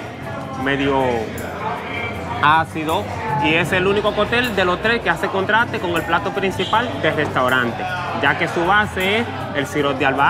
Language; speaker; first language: Spanish; native; Spanish